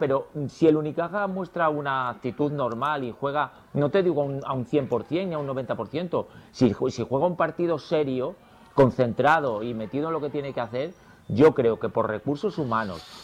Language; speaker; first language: Spanish; native; Spanish